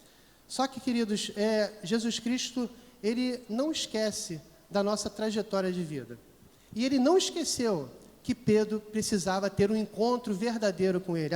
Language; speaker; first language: Portuguese; native; Portuguese